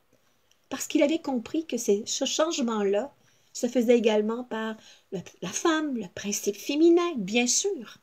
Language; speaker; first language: French; native; French